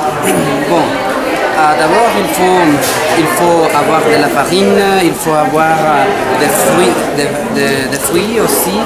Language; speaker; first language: French; non-native, fluent; Spanish